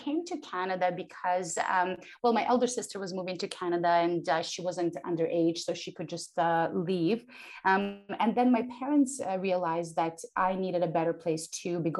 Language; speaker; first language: English; non-native, fluent; Ukrainian